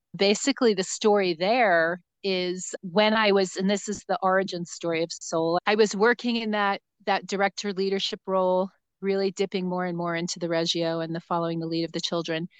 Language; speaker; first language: English; native; English